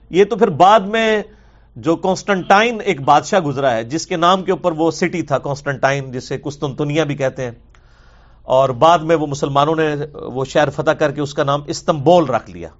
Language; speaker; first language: Urdu; non-native, local second language; Punjabi